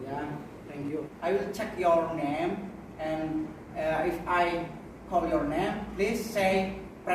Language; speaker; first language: English; non-native, learner; Indonesian